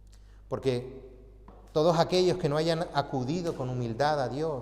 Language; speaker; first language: Spanish; native; Spanish